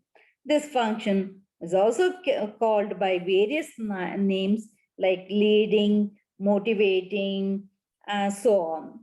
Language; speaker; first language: English; non-native, local second language; Kannada